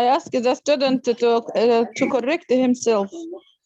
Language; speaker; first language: English; non-native, learner; Arabic